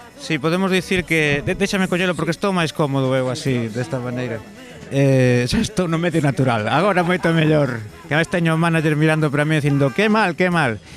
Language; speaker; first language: Galician; non-native, local second language; Spanish